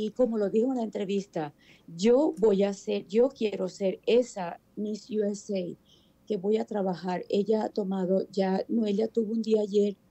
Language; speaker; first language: Spanish; native; Spanish